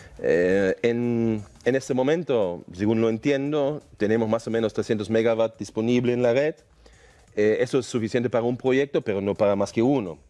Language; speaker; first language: Spanish; non-native, fluent; German